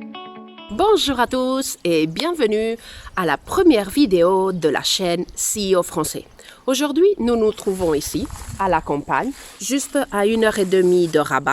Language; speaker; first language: French; non-native, fluent; Spanish